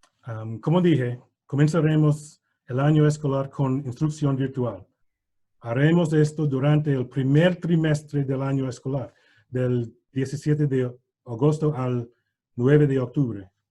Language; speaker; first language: Spanish; non-native, learner; English